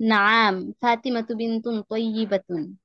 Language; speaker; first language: Arabic; non-native, learner; Bangla